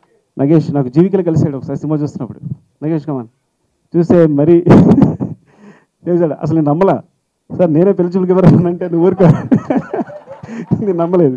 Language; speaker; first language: Telugu; native; Telugu